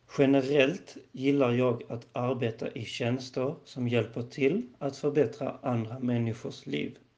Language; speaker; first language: Swedish; non-native, learner; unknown